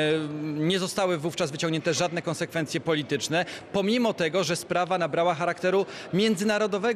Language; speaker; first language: Polish; native; Polish